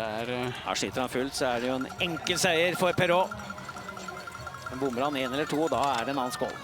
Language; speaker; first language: Norwegian; native; Norwegian